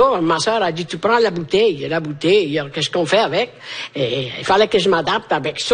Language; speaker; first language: French; non-native, fluent; Italian